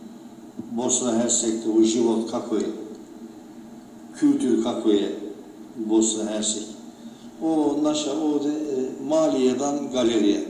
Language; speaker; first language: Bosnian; early bilingual, heritage; Turkish